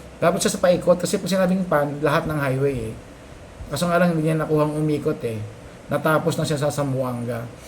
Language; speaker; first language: Filipino; native; Filipino